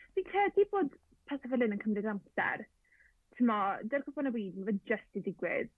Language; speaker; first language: Welsh; native; Welsh